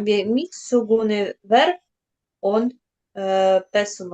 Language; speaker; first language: Estonian; non-native, learner; Russian